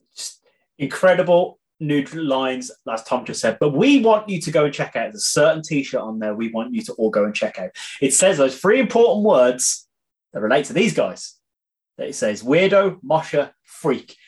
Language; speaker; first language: English; native; English